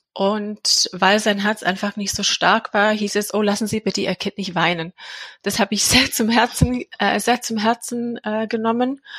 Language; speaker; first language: German; non-native, fluent; English